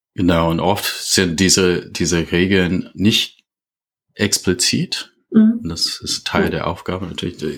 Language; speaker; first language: German; non-native, fluent; English